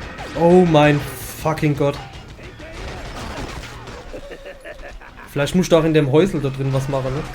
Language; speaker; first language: German; native; German